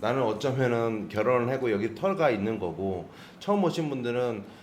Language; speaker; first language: Korean; native; Korean